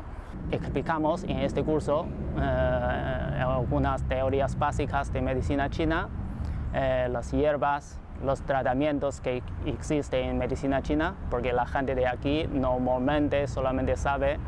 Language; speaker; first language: Spanish; non-native, fluent; Chinese